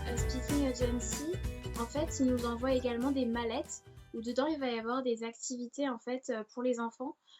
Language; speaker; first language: French; native; French